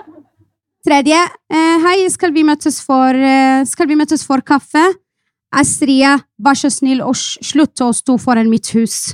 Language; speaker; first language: Norwegian; non-native, fluent; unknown